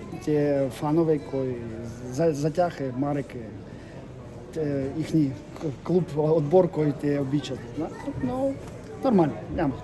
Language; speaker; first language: Bulgarian; non-native, learner; Russian